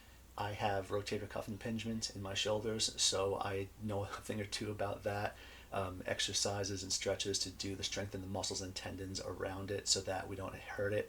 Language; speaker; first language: English; native; English